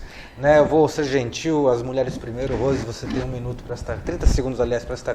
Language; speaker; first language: Portuguese; native; Portuguese